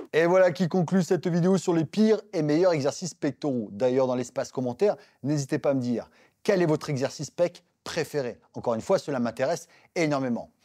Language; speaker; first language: French; native; French